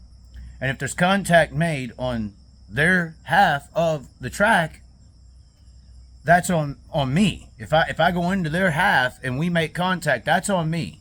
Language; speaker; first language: English; native; English